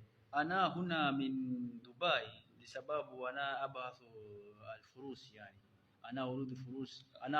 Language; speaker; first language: Arabic; non-native, learner; Kinyarwanda